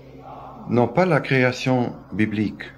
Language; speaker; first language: French; non-native, fluent; German